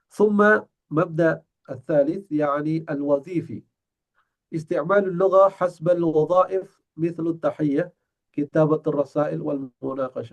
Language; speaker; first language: Arabic; non-native, fluent; Indonesian